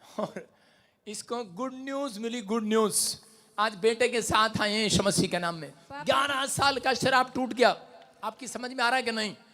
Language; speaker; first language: Hindi; non-native, local second language; Punjabi